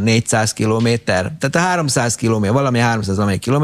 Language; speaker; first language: Hungarian; native; Hungarian